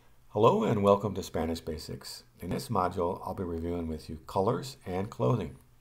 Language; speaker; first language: English; native; English